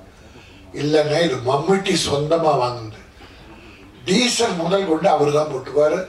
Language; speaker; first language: Tamil; native; Tamil